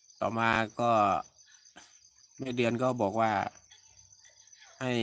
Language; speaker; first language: Thai; native; Thai